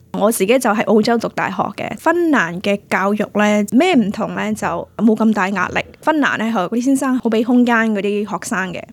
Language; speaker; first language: Cantonese; early bilingual, heritage; Cantonese